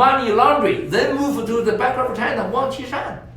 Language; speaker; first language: English; non-native, learner; Chinese